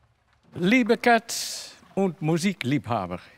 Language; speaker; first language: German; non-native, fluent; Dutch